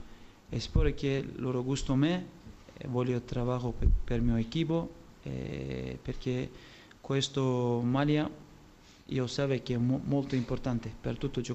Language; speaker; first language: Italian; non-native, learner; Turkish